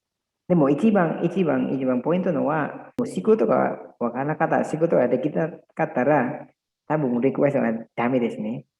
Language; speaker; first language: Japanese; non-native, learner; Indonesian